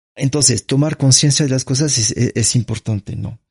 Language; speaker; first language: Spanish; non-native, fluent; French